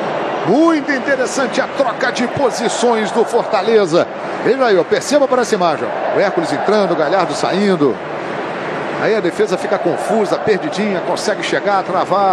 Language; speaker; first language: Portuguese; native; Portuguese